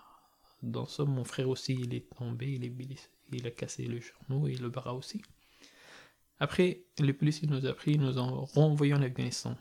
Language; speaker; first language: French; non-native, learner; Persian